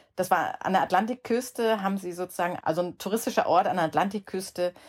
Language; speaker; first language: German; native; German